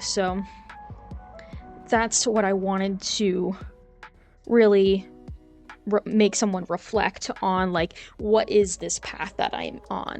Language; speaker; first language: English; native; English